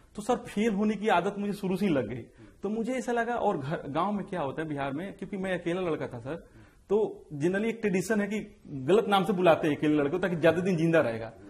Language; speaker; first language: Hindi; native; Hindi